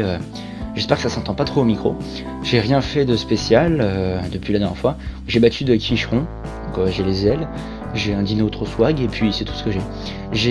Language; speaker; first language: French; native; French